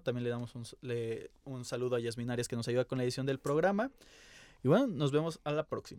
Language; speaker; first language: Spanish; native; Spanish